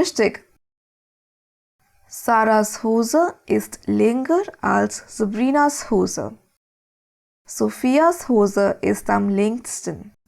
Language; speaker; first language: German; non-native, fluent; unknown